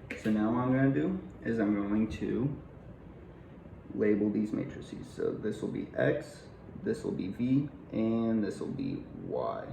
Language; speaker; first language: English; native; English